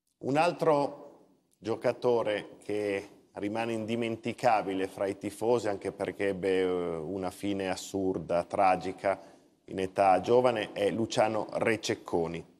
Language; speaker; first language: Italian; native; Italian